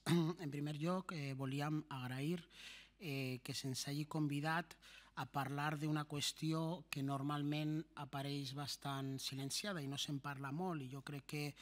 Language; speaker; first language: Catalan; non-native, local second language; Spanish